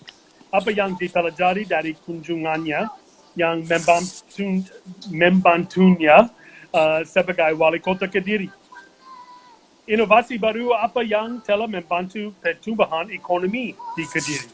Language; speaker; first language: Indonesian; non-native, fluent; English